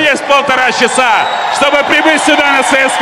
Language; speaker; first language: Russian; native; Russian